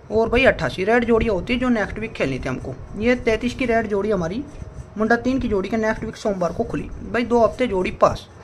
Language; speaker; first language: Hindi; native; Hindi